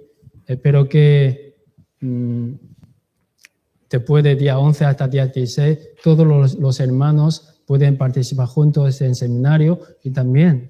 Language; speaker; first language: Spanish; non-native, learner; Chinese